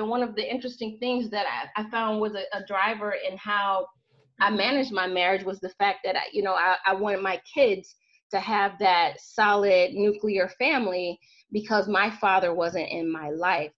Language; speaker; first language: English; native; English